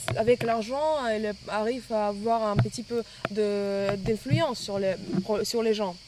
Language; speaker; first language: French; non-native, fluent; Russian